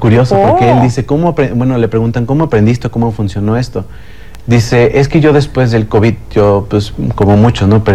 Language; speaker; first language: Spanish; native; Spanish